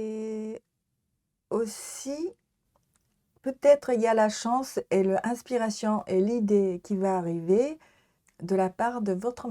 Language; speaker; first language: French; non-native, learner; Japanese